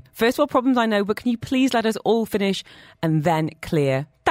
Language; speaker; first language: English; native; English